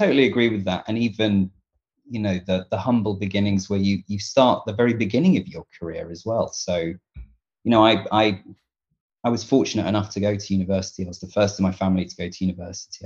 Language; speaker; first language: English; native; English